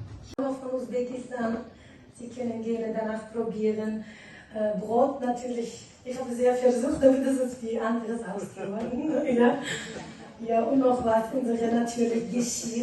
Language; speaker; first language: German; non-native, learner; Tajik